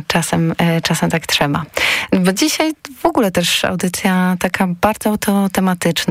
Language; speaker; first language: Polish; native; Polish